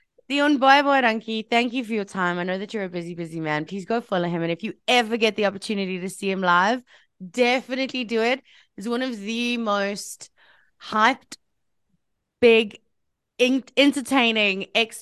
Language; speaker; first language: English; native; English